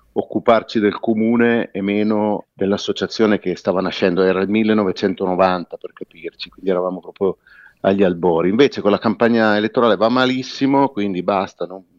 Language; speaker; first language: Italian; native; Italian